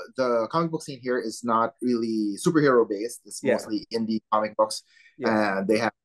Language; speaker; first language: English; non-native, local second language; Filipino